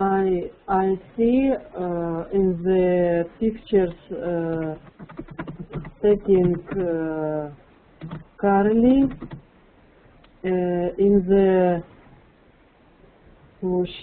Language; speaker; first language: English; non-native, learner; Russian